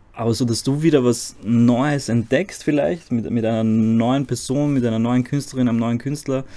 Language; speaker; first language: German; early bilingual, other home language; Croatian